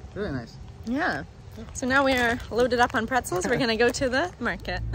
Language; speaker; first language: English; native; English